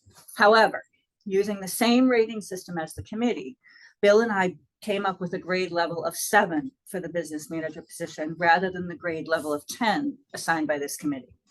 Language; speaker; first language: English; native; English